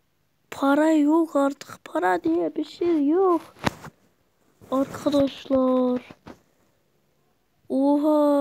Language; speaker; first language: Turkish; native; Turkish